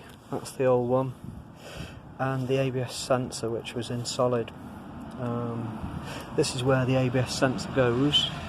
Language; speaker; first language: English; native; English